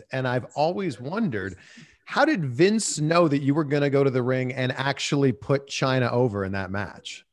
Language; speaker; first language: English; native; English